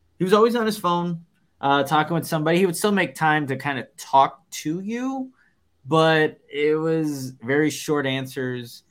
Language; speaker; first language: English; native; English